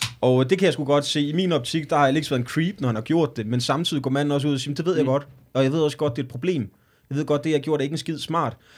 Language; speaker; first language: Danish; native; Danish